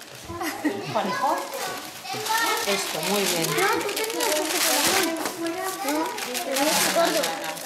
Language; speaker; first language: Spanish; native; Spanish